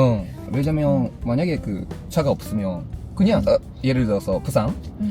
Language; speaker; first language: Korean; non-native, learner; Japanese